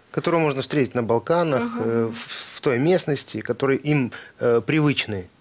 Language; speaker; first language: Russian; native; Russian